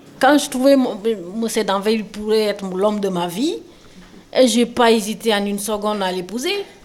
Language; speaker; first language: French; non-native, local second language; Wolof